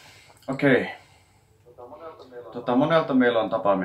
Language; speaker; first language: Finnish; non-native, learner; Portuguese